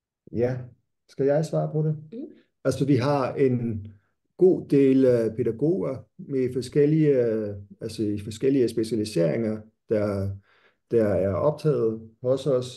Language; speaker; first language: Danish; non-native, fluent; German